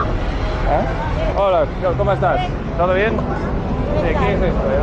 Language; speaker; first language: Spanish; non-native, fluent; English